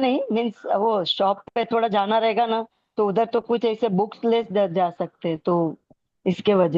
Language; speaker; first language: Hindi; non-native, local second language; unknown